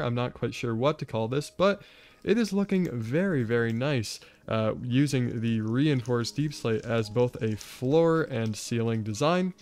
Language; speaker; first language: English; native; English